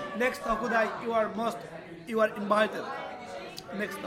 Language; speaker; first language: English; non-native, learner; Bangla